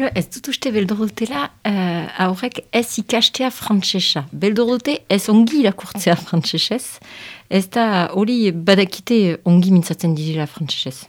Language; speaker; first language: Basque; non-native, local second language; French